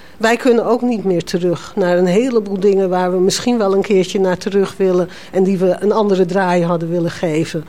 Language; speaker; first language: Dutch; native; Dutch